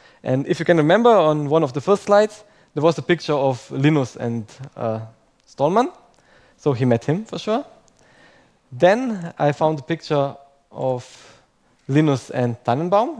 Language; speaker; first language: English; non-native, fluent; Croatian